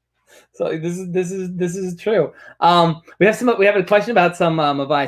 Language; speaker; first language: English; native; English